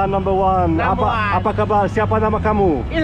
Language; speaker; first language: Indonesian; non-native, learner; Polish